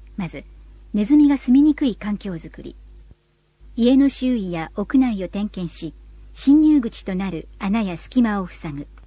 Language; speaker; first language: Japanese; native; Japanese